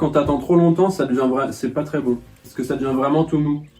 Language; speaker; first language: French; native; French